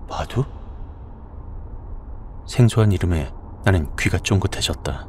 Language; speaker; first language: Korean; native; Korean